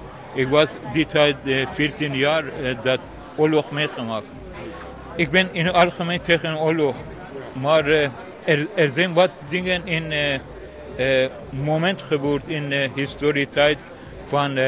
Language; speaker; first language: Dutch; non-native, learner; Persian